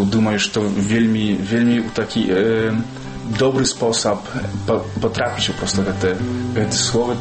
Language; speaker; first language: Belarusian; early bilingual, heritage; Belarusian